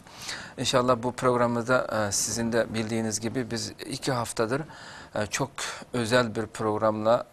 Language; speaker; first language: Turkish; non-native, fluent; Uyghur